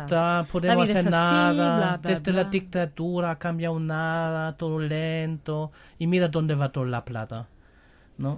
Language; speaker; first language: Spanish; non-native, learner; German